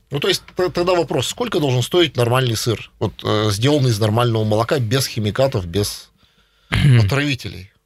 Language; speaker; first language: Russian; native; Russian